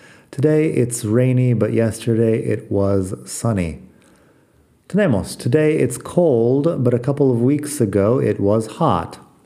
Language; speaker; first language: English; native; English